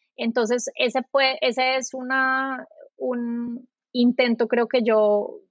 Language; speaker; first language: Spanish; native; Spanish